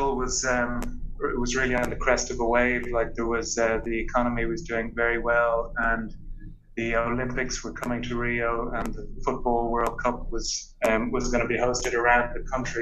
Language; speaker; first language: English; native; English